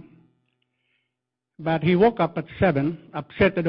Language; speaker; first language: English; non-native, local second language; Filipino